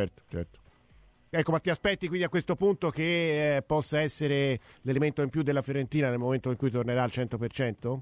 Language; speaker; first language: Italian; native; Italian